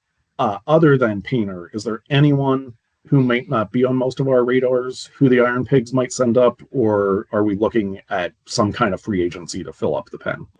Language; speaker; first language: English; native; English